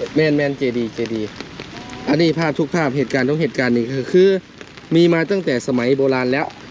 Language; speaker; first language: Thai; non-native, local second language; Northeastern Thai